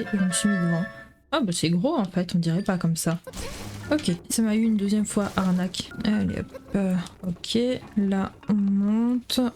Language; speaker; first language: French; native; French